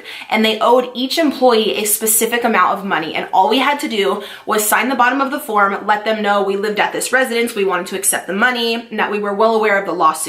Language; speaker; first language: English; native; English